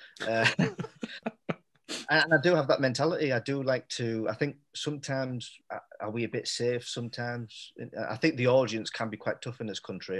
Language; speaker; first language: English; native; English